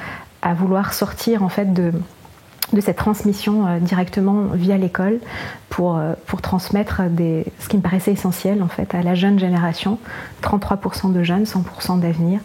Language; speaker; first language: French; native; French